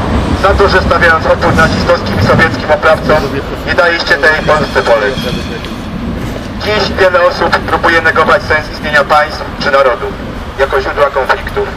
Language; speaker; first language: Polish; native; Polish